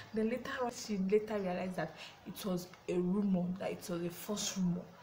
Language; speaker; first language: English; non-native, local second language; Yoruba